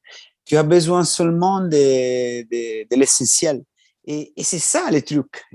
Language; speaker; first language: French; non-native, learner; Italian